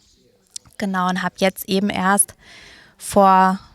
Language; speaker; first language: German; native; German